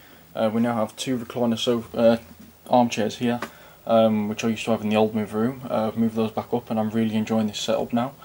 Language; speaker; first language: English; native; English